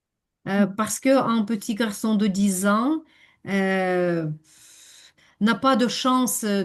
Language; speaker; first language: French; non-native, fluent; Ukrainian